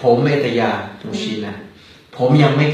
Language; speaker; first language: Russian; non-native, fluent; Thai